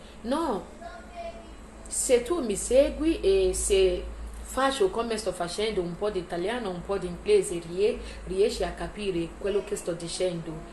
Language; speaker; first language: Italian; non-native, learner; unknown